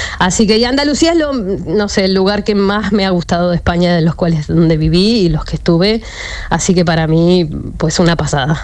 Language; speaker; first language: Spanish; native; Spanish